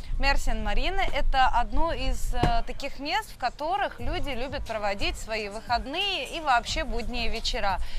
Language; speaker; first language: Russian; native; Russian